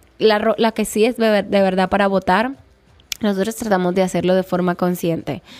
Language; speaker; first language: Spanish; native; Spanish